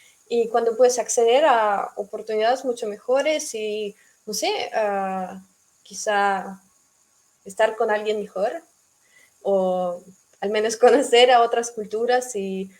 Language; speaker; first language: Spanish; non-native, fluent; Russian